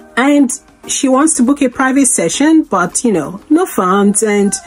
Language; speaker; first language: English; non-native, local second language; Igbo